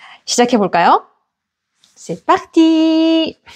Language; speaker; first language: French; non-native, learner; Korean